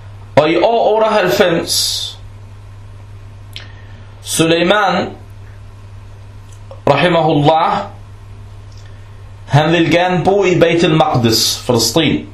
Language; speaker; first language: Danish; non-native, fluent; Arabic